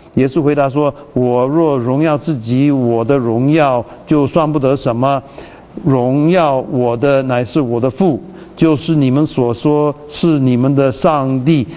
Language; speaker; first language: Chinese; early bilingual, heritage; Chinese